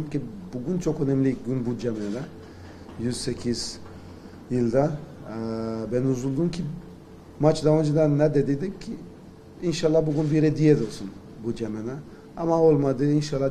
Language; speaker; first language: Turkish; non-native, learner; Portuguese